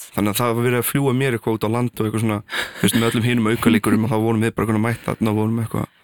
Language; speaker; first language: Icelandic; early bilingual, other home language; Portuguese